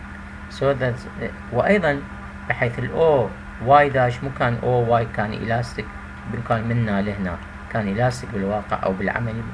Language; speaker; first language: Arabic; native; Arabic